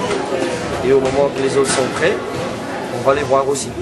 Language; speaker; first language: French; non-native, local second language; Dutch